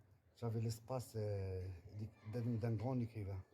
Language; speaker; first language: French; non-native, learner; Arabic